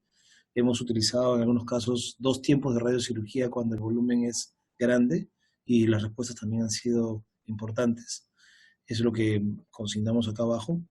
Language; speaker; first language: Spanish; native; Spanish